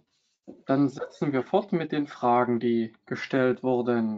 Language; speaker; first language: German; native; German